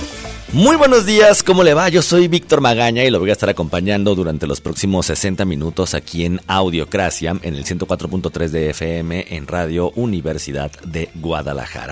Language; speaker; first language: Spanish; native; Spanish